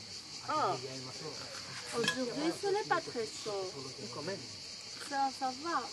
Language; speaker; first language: French; non-native, learner; Greek